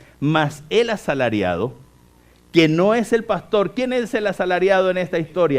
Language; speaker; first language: Spanish; native; Spanish